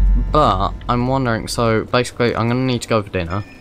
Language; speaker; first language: English; native; English